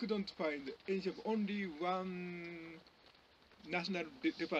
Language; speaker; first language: English; non-native, learner; Japanese